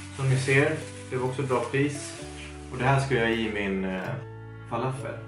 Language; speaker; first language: Swedish; early bilingual, other home language; Kurdish